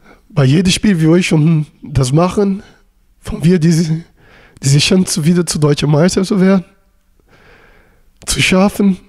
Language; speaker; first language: German; non-native, learner; Portuguese